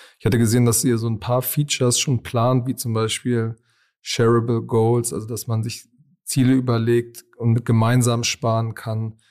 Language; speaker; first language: German; native; German